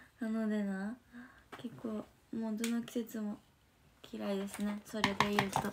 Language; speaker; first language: Japanese; native; Japanese